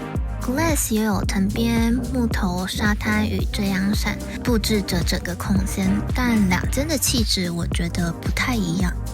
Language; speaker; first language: Chinese; native; Chinese